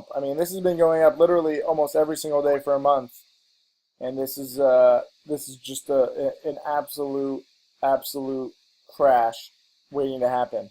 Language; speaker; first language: English; native; English